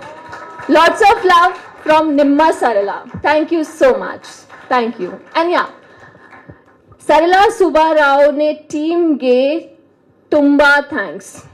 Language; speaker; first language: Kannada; non-native, learner; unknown